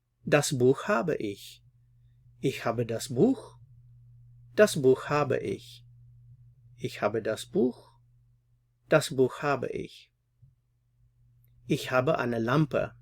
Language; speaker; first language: German; non-native, fluent; English